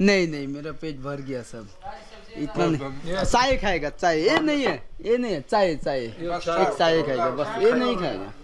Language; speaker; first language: Hindi; non-native, learner; Bangla